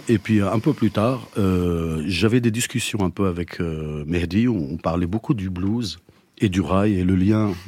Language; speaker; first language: French; native; French